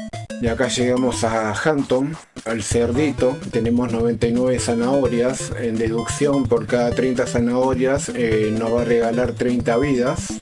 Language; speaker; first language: Spanish; native; Spanish